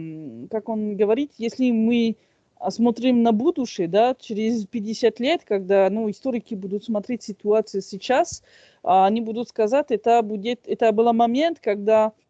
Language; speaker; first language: Russian; non-native, fluent; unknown